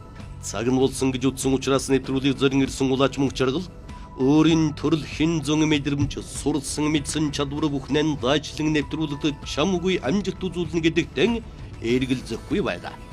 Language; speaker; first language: Mongolian; native; Mongolian